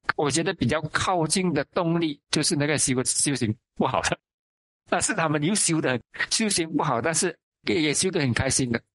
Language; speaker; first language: Chinese; non-native, local second language; Min Nan Chinese